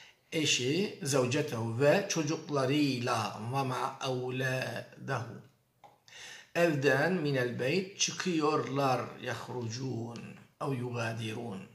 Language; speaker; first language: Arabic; non-native, fluent; Turkish